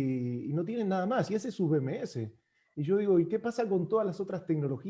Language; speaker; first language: Spanish; native; Spanish